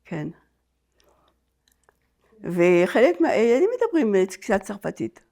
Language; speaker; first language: Hebrew; non-native, fluent; French